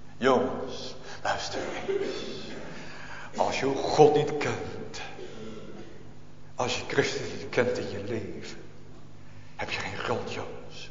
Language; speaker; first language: Dutch; native; Dutch